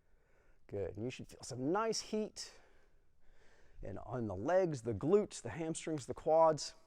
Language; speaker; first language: English; native; English